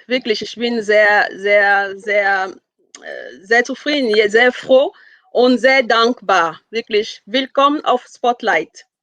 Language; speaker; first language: German; non-native, fluent; French